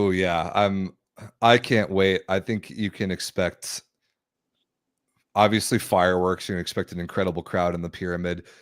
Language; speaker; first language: English; native; English